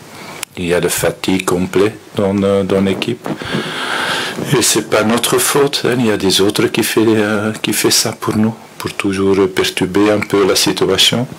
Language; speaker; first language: French; non-native, fluent; Dutch